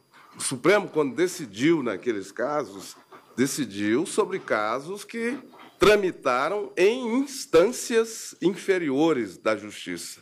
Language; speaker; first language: Portuguese; native; Portuguese